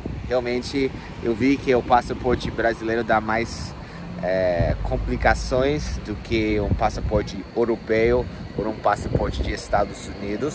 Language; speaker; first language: Portuguese; non-native, fluent; English